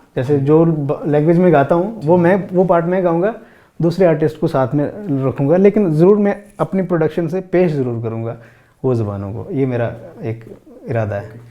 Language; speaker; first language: Hindi; non-native, local second language; Pahari-Potwari